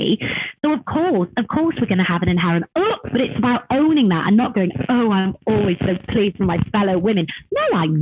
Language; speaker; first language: English; native; English